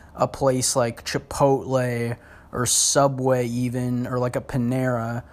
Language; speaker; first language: English; native; English